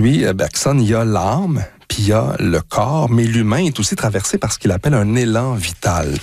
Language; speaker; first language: French; native; French